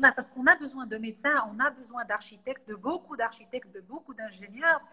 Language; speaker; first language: French; non-native, local second language; Arabic